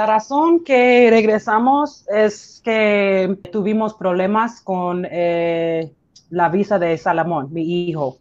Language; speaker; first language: Spanish; non-native, learner; English